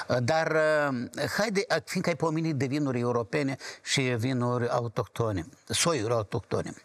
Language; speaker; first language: Romanian; native; Romanian